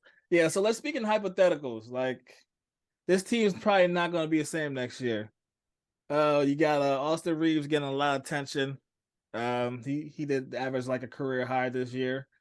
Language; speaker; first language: English; native; English